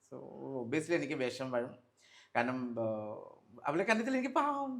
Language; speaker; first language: Malayalam; non-native, fluent; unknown